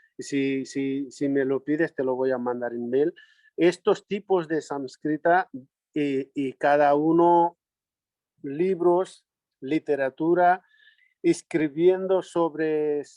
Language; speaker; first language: Spanish; non-native, learner; Nepali